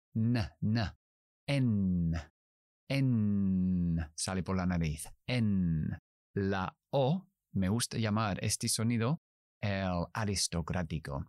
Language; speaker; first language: Spanish; non-native, fluent; English